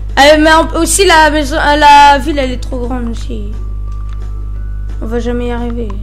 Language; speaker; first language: French; native; French